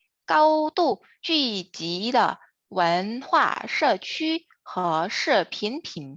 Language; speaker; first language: Chinese; non-native, fluent; Indonesian